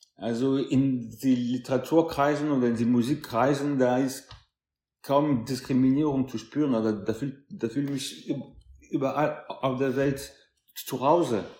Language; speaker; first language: German; non-native, fluent; French